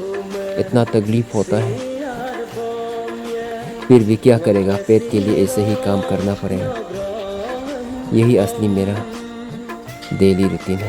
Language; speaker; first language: Hindi; non-native, local second language; Mising